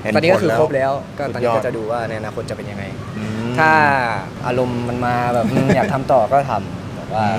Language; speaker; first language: Thai; non-native, fluent; Italian